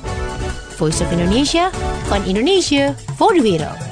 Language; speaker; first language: Dutch; non-native, fluent; Indonesian